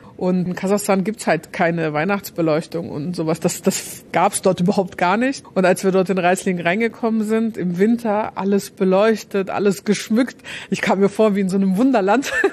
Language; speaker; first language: German; early bilingual, other home language; Russian